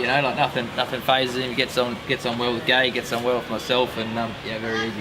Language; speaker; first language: English; native; English